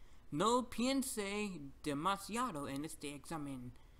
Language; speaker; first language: Spanish; non-native, learner; English